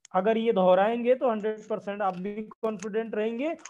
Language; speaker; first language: Hindi; native; Hindi